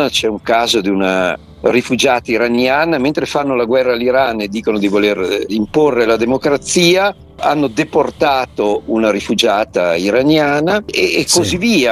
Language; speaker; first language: Italian; native; Italian